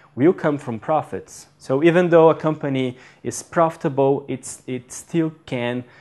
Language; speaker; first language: English; non-native, fluent; Portuguese